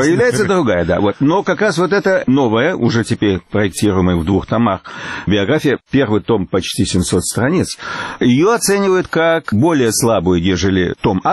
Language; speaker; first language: Russian; native; Russian